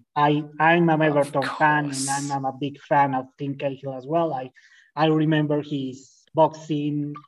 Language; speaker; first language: English; non-native, fluent; Spanish